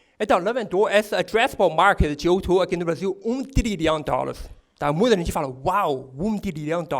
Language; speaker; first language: Portuguese; non-native, fluent; Chinese